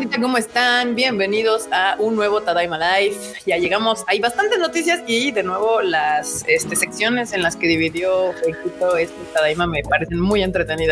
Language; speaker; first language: Spanish; native; Spanish